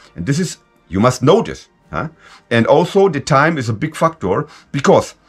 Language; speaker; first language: English; non-native, fluent; German